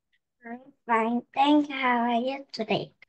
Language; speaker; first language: English; non-native, learner; Korean